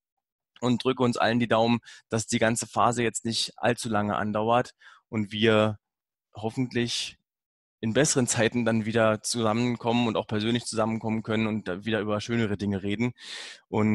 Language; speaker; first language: German; native; German